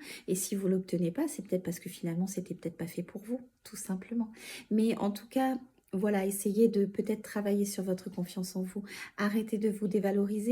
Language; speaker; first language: French; native; French